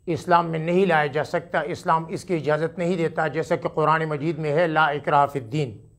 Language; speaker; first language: Urdu; non-native, local second language; Pashto